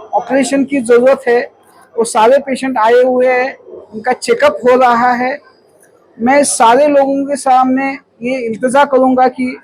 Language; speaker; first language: Hindi; non-native, local second language; Marathi